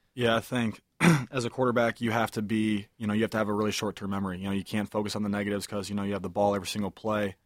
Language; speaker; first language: English; native; English